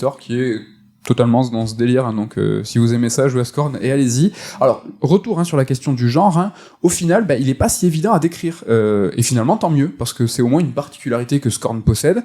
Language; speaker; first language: French; native; French